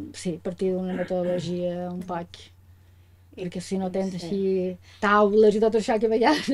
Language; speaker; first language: Catalan; native; Catalan